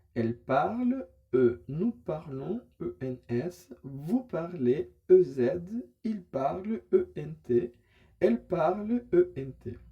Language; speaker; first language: French; non-native, fluent; Spanish